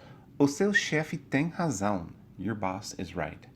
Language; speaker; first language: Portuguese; non-native, fluent; English